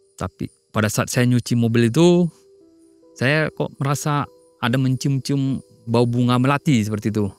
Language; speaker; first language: Indonesian; non-native, local second language; Batak Toba